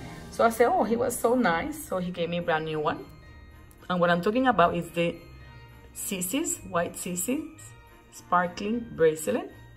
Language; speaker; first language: English; non-native, local second language; Spanish